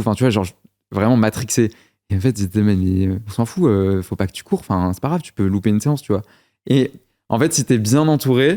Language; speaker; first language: French; native; French